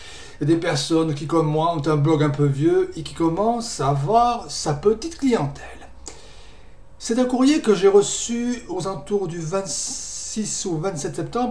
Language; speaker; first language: French; native; French